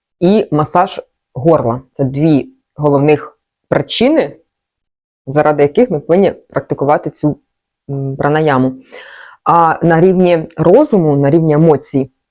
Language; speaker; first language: Ukrainian; non-native, local second language; Russian